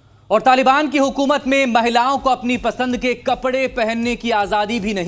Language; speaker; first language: Hindi; native; Hindi